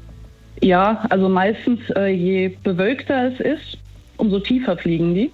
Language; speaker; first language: German; native; German